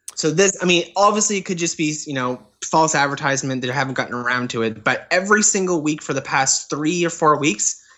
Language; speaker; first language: English; native; English